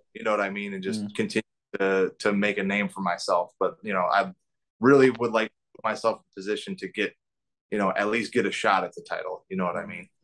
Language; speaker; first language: English; native; English